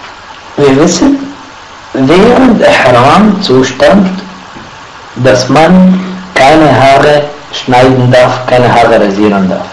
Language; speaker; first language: German; non-native, fluent; Arabic